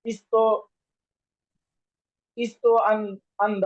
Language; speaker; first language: Italian; non-native, learner; Bangla